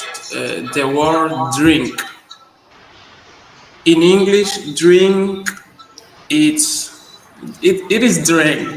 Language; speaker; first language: English; non-native, learner; Spanish